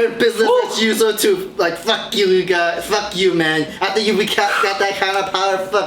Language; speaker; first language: English; native; English